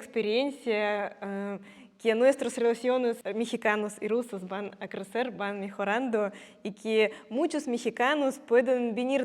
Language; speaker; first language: Spanish; non-native, fluent; Russian